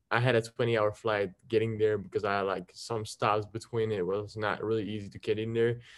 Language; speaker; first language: English; non-native, fluent; Dutch